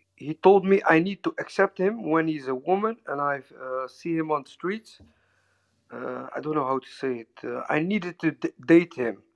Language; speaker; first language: English; non-native, learner; Dutch